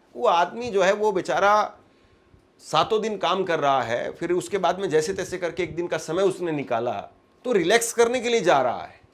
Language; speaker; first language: Hindi; native; Hindi